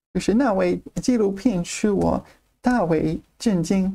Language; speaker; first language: Chinese; non-native, fluent; English